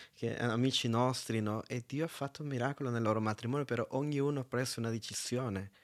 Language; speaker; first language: Italian; native; Italian